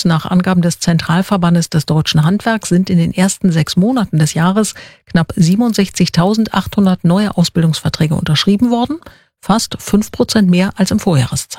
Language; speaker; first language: German; native; German